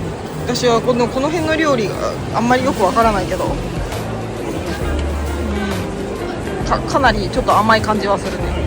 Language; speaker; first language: Japanese; native; Japanese